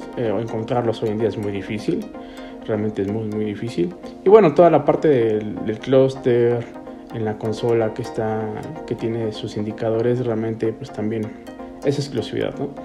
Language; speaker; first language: Spanish; native; Spanish